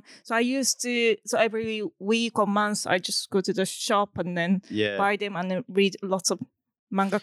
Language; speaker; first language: English; non-native, fluent; Japanese